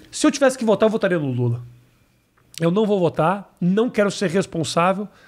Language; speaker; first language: Portuguese; native; Portuguese